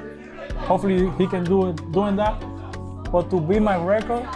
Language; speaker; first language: English; non-native, fluent; Spanish